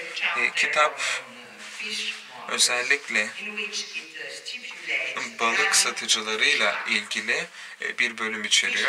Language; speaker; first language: Turkish; native; Turkish